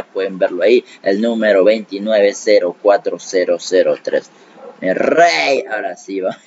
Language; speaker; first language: Spanish; native; Spanish